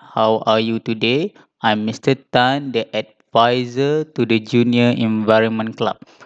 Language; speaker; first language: English; non-native, local second language; Malay